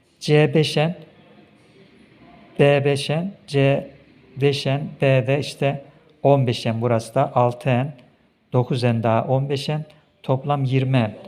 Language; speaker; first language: Turkish; native; Turkish